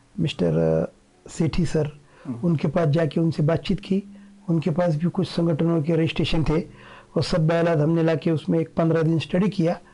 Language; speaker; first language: Hindi; non-native, local second language; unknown